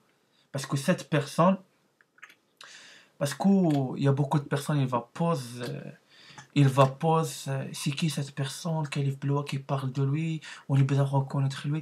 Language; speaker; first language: French; non-native, learner; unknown